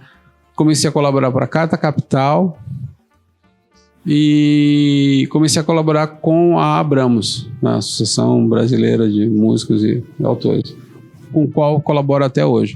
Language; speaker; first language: Portuguese; native; Portuguese